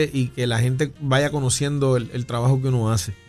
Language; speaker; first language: Spanish; native; Spanish